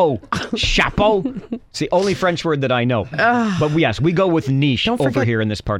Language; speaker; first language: English; native; English